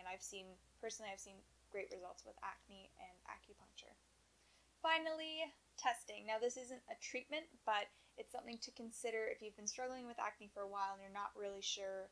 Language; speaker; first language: English; native; English